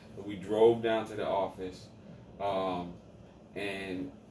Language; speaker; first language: English; native; English